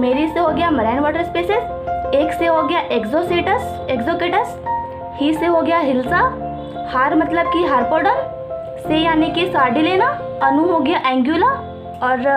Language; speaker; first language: Hindi; native; Hindi